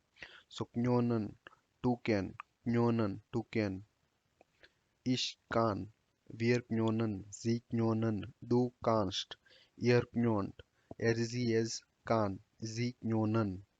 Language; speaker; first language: German; non-native, fluent; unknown